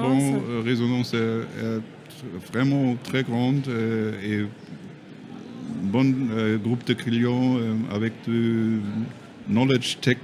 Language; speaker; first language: French; non-native, learner; German